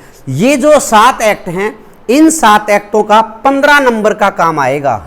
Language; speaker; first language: Hindi; native; Hindi